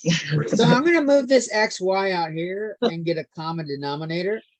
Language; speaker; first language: English; native; English